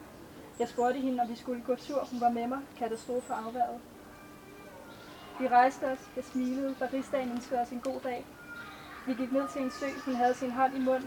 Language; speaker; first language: Danish; native; Danish